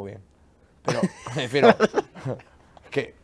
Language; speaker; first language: Spanish; native; Spanish